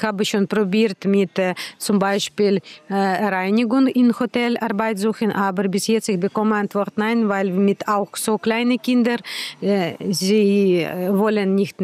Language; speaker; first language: German; non-native, learner; Ukrainian